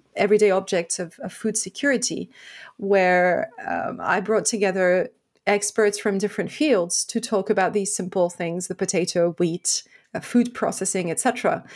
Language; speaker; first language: English; non-native, fluent; French